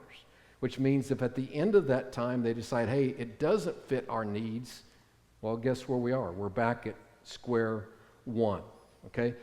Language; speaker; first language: English; native; English